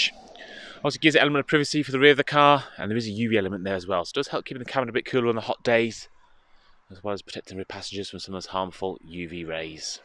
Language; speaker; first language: English; native; English